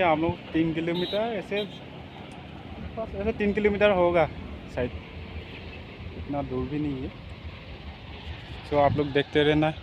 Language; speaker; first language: Hindi; non-native, local second language; Assamese